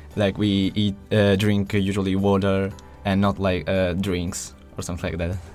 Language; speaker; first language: English; non-native, fluent; Italian